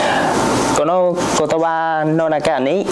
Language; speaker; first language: Japanese; non-native, learner; Vietnamese